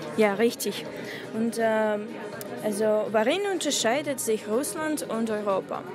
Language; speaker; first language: German; non-native, learner; Russian